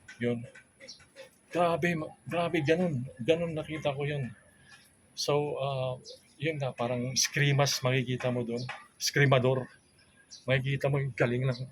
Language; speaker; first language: Filipino; non-native, local second language; Cebuano